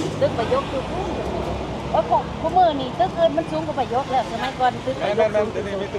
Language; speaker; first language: Thai; native; Thai